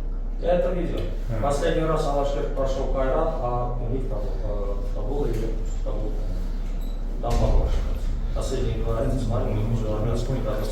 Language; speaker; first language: Russian; non-native, fluent; Armenian